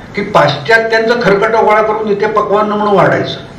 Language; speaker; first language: Marathi; native; Marathi